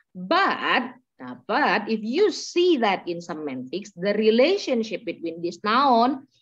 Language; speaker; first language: English; non-native, fluent; Indonesian